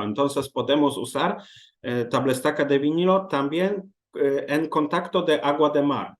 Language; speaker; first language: Spanish; non-native, learner; Polish